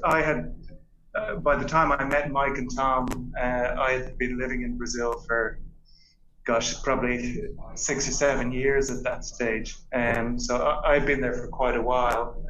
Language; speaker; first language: English; native; English